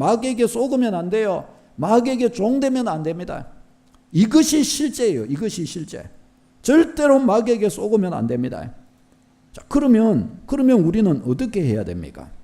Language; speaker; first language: Korean; native; Korean